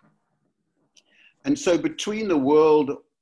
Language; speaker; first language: English; native; English